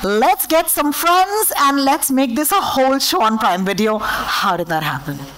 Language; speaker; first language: English; non-native, local second language; Hindi